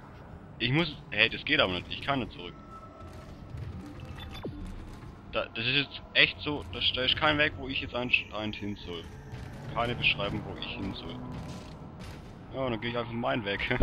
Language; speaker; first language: German; native; German